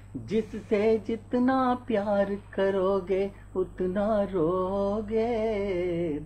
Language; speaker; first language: Hindi; native; Hindi